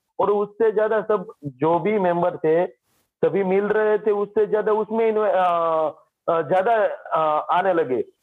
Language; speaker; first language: Hindi; non-native, local second language; Gujarati